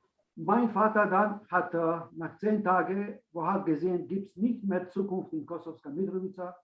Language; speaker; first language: German; non-native, learner; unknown